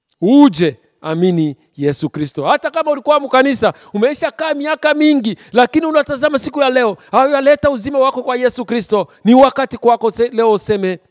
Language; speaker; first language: Swahili; native; Swahili